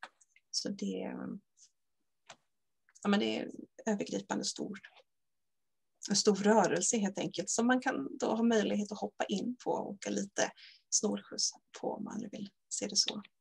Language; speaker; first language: Swedish; native; Swedish